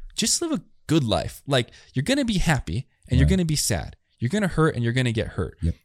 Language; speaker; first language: English; native; English